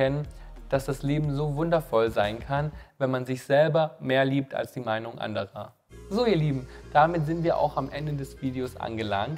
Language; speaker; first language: German; native; German